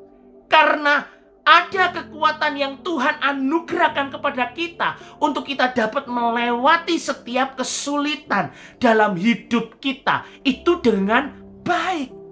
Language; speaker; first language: Indonesian; native; Indonesian